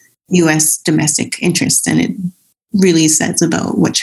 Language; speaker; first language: English; non-native, local second language; Cantonese